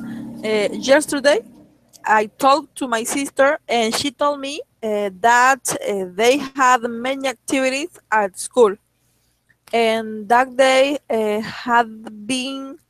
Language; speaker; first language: English; non-native, learner; Spanish